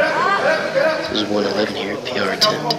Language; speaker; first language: English; native; English